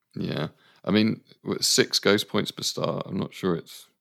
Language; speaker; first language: English; native; English